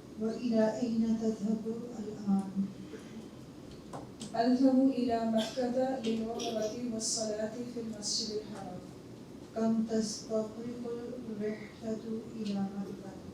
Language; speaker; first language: Arabic; non-native, learner; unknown